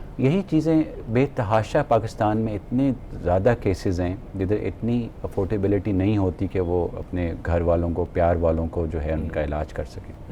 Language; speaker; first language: Urdu; native; Urdu